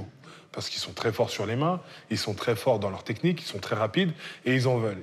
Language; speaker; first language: French; native; French